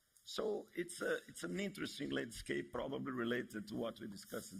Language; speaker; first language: English; non-native, fluent; Portuguese